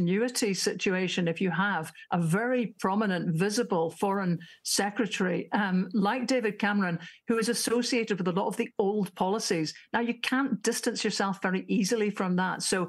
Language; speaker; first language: English; native; English